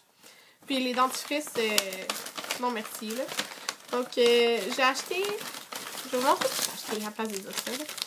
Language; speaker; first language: French; native; French